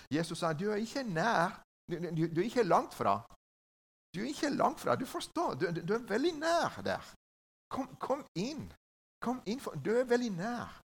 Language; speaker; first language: Norwegian; non-native, learner; Spanish